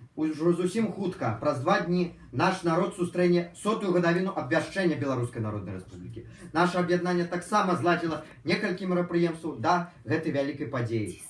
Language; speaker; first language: Belarusian; non-native, local second language; Russian